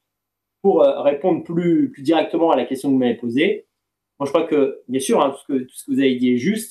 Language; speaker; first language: French; native; French